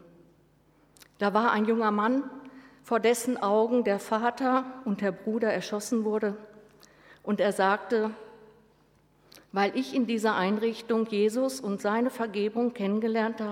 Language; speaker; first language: German; native; German